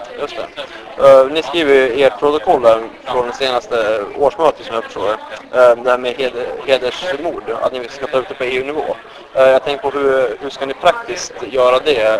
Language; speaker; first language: Swedish; native; Swedish